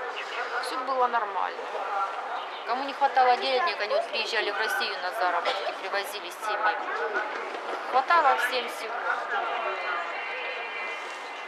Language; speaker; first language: Russian; native; Russian